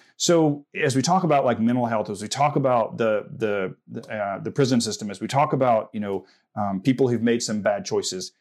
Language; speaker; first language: English; native; English